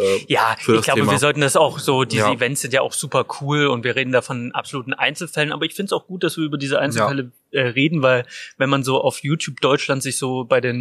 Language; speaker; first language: German; native; German